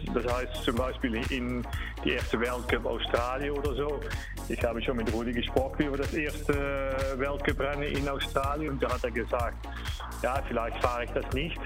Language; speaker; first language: German; non-native, learner; Dutch